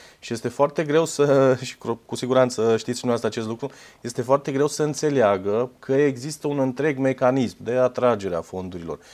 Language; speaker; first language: Romanian; native; Romanian